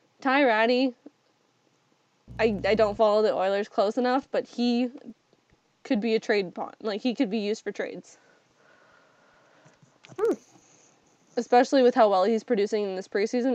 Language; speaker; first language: English; native; English